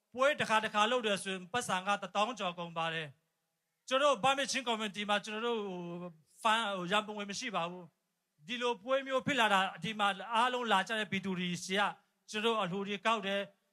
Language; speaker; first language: Burmese; non-native, local second language; Hakha Chin